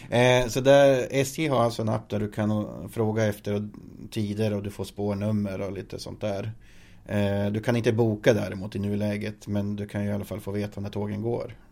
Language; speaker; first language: Swedish; native; Swedish